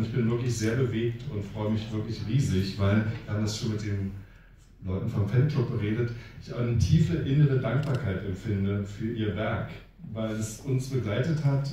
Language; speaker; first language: German; native; German